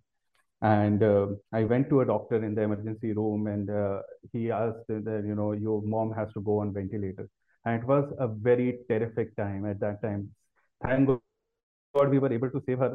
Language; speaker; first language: English; non-native, local second language; Hindi